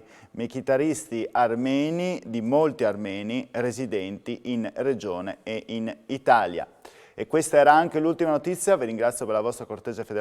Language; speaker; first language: Italian; native; Italian